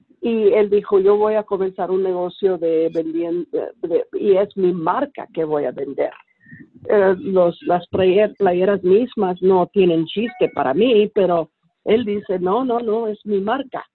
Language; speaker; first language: Spanish; early bilingual, heritage; Spanish